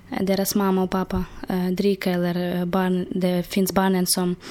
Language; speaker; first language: Swedish; non-native, learner; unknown